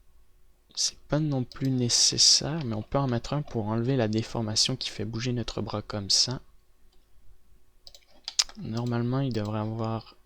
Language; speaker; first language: French; native; French